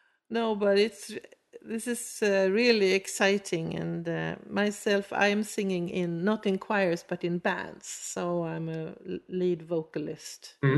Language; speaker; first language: English; non-native, fluent; Swedish